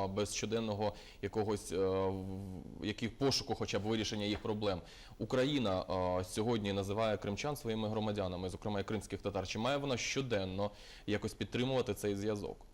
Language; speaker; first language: Ukrainian; native; Ukrainian